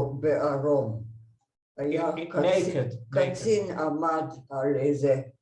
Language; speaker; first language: Hebrew; non-native, fluent; Hungarian